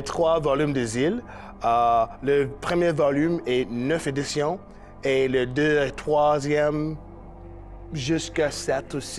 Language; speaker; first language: French; non-native, learner; English